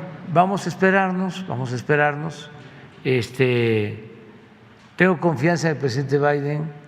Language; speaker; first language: Spanish; native; Spanish